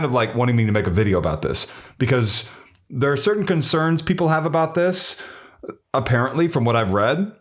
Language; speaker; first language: English; native; English